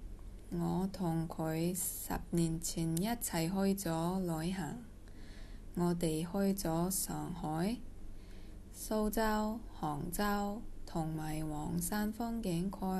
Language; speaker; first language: Cantonese; non-native, learner; Korean